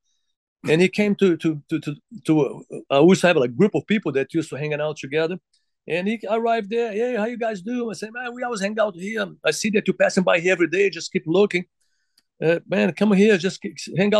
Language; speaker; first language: English; non-native, fluent; Portuguese